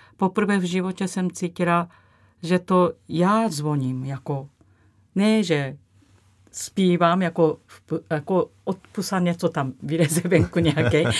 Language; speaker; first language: Czech; non-native, fluent; Japanese